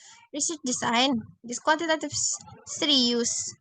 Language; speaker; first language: English; non-native, learner; Indonesian